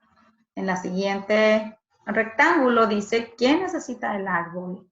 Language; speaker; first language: Spanish; early bilingual, heritage; Spanish